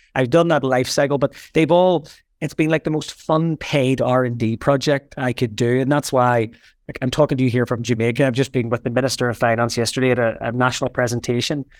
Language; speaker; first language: English; native; English